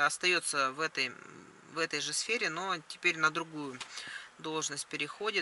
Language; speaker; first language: Russian; native; Russian